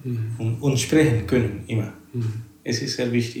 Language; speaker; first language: German; non-native, fluent; Spanish